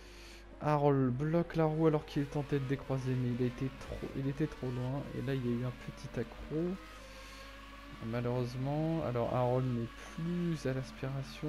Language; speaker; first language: French; native; French